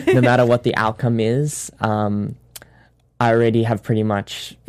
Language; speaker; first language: English; native; English